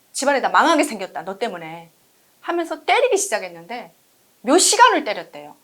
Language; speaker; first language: Korean; native; Korean